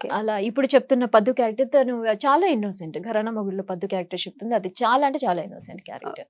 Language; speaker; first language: Telugu; native; Telugu